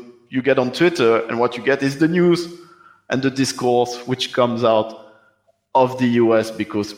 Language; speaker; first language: English; non-native, fluent; French